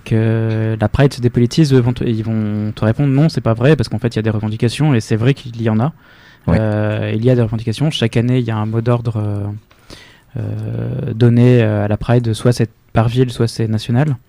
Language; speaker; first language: French; native; French